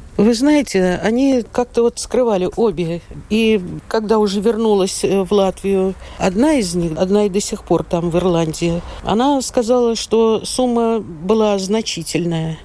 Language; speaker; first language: Russian; native; Russian